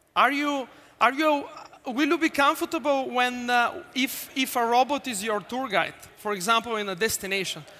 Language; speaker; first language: English; non-native, fluent; Bulgarian